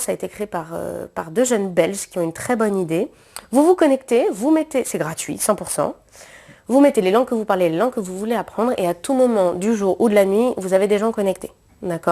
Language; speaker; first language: French; native; French